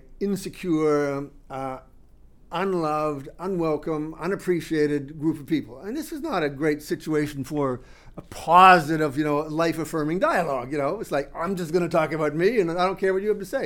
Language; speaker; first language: English; native; English